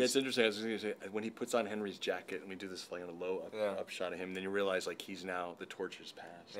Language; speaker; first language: English; native; English